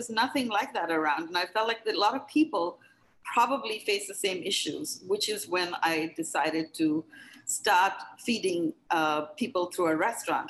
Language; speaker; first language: English; non-native, local second language; Hindi